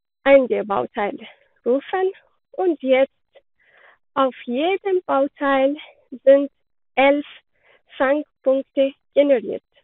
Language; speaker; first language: German; non-native, learner; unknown